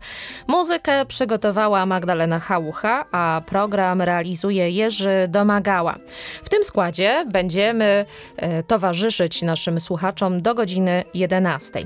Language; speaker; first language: Polish; native; Polish